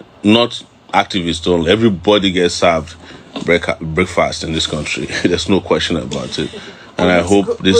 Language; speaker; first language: English; non-native, local second language; Yoruba